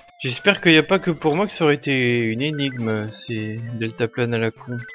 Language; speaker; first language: French; native; French